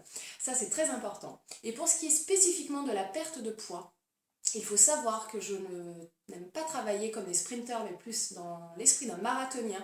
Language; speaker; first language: French; native; French